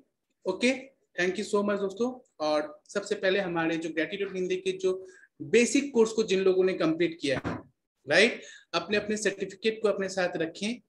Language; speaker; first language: Hindi; native; Hindi